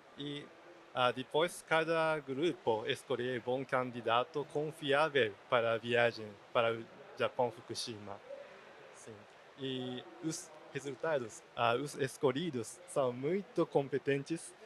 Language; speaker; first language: Portuguese; non-native, learner; Japanese